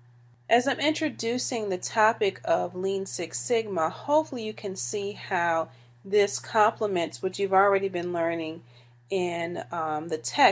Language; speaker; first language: English; native; English